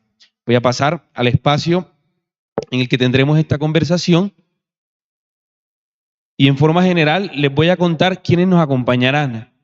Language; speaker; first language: Spanish; native; Spanish